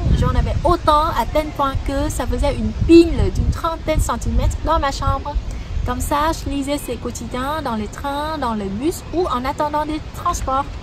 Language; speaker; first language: French; non-native, fluent; Vietnamese